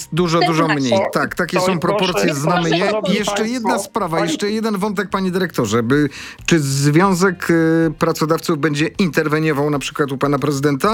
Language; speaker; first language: Polish; native; Polish